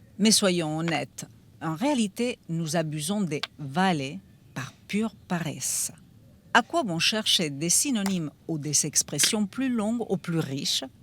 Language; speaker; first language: French; non-native, fluent; Spanish